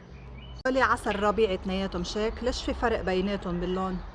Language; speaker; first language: Arabic; native; Arabic